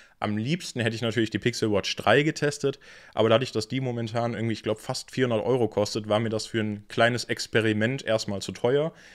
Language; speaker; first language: German; native; German